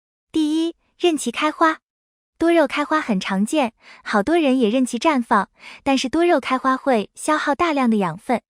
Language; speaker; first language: Chinese; native; Chinese